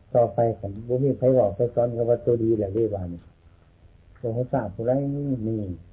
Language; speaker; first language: Thai; native; Thai